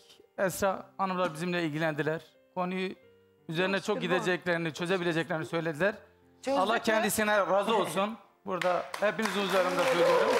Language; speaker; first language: Turkish; native; Turkish